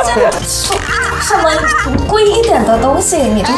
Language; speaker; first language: Chinese; non-native, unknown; Thai